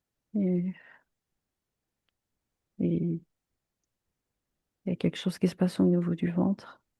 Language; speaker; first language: French; native; French